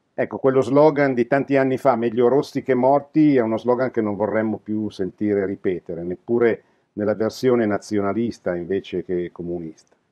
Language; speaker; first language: Italian; native; Italian